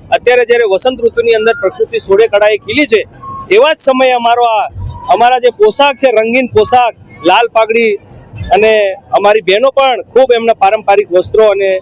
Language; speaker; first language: Gujarati; non-native, local second language; Rathawi